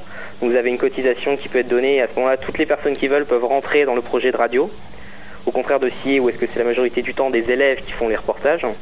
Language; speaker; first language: French; native; French